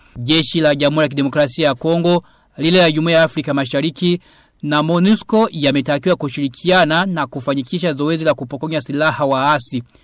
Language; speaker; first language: Swahili; non-native, local second language; Rundi